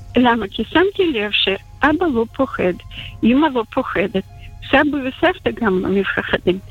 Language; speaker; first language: Hebrew; non-native, fluent; Russian